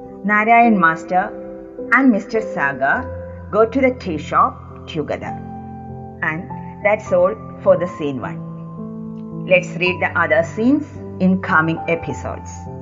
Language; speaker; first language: English; non-native, local second language; Malayalam